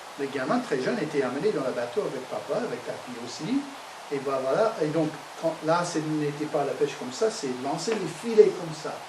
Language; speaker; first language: French; non-native, fluent; English